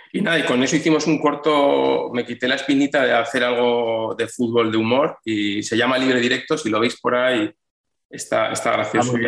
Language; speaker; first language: Spanish; native; Spanish